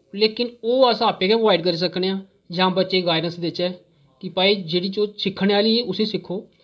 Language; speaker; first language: Punjabi; non-native, local second language; Dogri